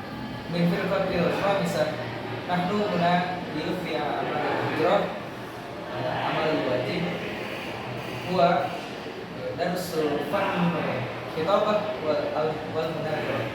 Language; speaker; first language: Arabic; non-native, learner; Indonesian